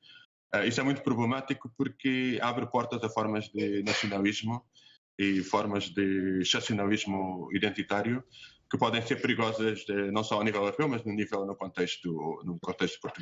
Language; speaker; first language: Portuguese; native; Portuguese